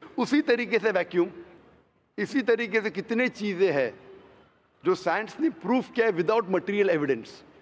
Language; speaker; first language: Hindi; non-native, local second language; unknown